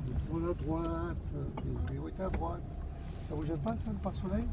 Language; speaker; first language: French; native; French